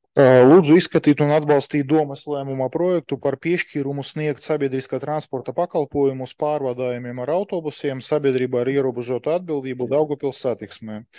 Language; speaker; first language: Latvian; non-native, local second language; Russian